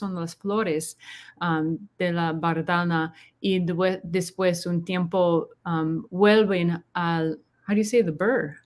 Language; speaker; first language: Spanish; non-native, learner; English